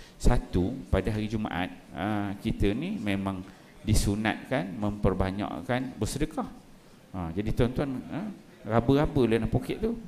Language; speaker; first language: Malay; native; Malay